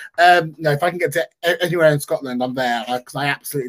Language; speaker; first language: English; native; English